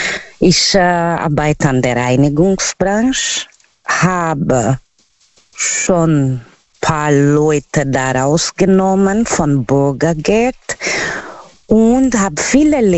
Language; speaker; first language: German; non-native, learner; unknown